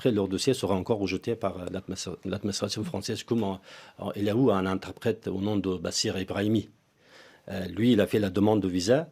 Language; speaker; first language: French; non-native, fluent; Persian